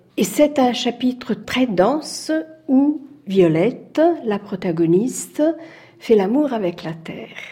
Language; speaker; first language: French; non-native, fluent; Italian